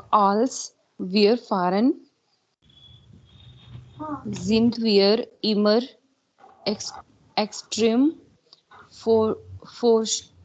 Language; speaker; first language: German; non-native, learner; Hindi